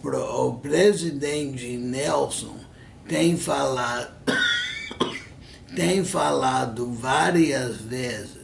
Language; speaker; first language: Portuguese; non-native, fluent; English